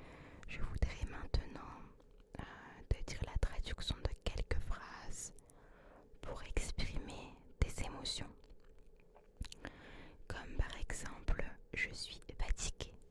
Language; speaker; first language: French; early bilingual, other home language; Turkish